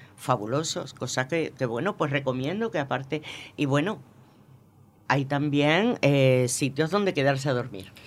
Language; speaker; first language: Spanish; native; Spanish